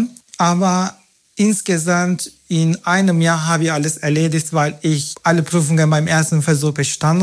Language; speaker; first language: German; non-native, fluent; Turkish